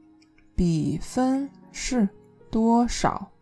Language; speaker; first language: Chinese; non-native, learner; English